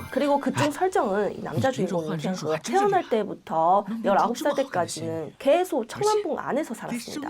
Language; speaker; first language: Korean; non-native, fluent; Chinese